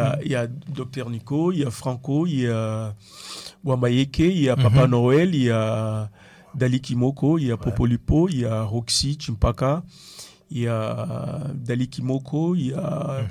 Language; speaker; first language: French; non-native, local second language; Lingala